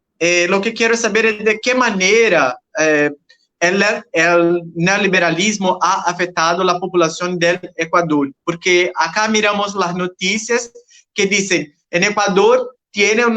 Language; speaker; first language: Spanish; non-native, learner; Portuguese